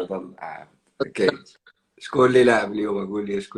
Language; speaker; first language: Arabic; native; Arabic